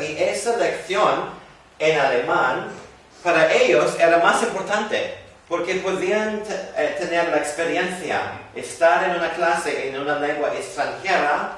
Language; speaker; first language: Spanish; non-native, fluent; English